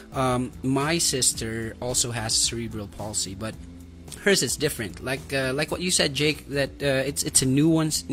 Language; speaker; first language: English; non-native, local second language; Waray